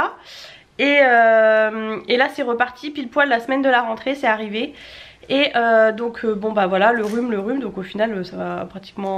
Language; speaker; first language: French; native; French